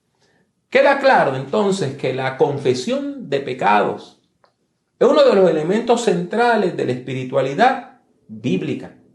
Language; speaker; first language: Spanish; native; Spanish